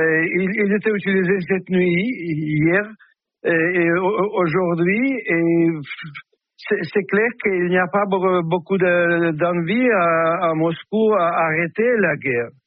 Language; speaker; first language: French; non-native, fluent; Russian